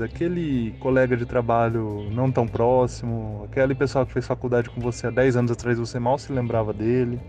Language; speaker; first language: Portuguese; native; Portuguese